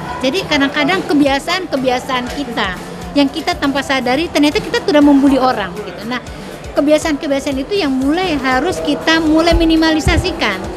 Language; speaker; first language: Indonesian; native; Indonesian